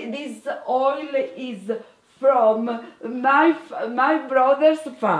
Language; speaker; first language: English; non-native, learner; Italian